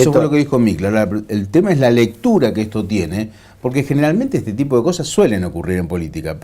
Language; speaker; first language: Spanish; native; Spanish